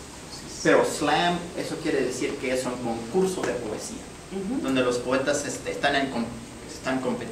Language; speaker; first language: Spanish; non-native, fluent; English